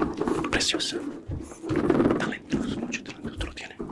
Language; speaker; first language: Spanish; non-native, fluent; English